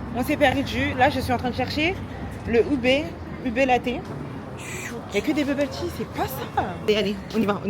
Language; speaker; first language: French; native; French